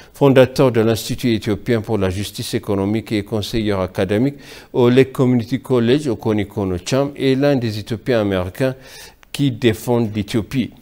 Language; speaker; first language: French; non-native, fluent; Amharic